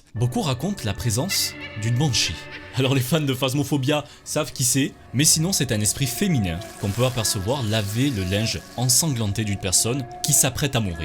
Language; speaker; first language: French; native; French